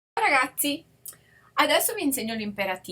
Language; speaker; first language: Italian; non-native, fluent; English